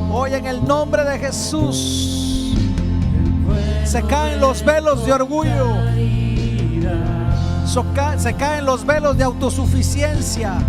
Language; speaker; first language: Spanish; native; Spanish